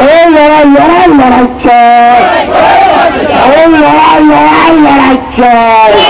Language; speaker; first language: Bangla; non-native, local second language; Santali